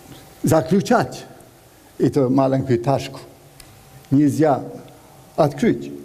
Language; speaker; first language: Russian; non-native, learner; Hungarian